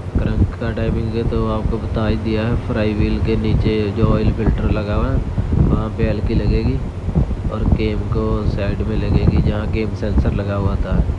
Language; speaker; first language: Hindi; non-native, local second language; Punjabi